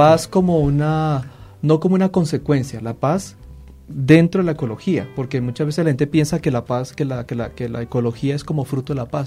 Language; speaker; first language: Spanish; native; Spanish